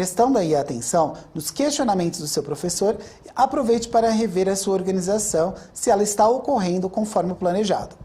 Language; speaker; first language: Portuguese; native; Portuguese